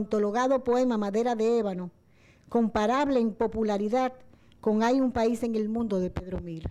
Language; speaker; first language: Spanish; native; Spanish